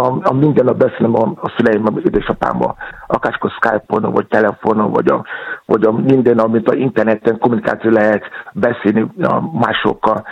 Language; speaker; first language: Hungarian; non-native, fluent; Yoruba